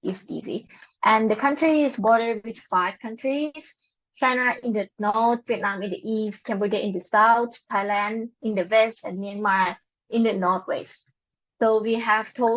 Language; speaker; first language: English; non-native, learner; Lao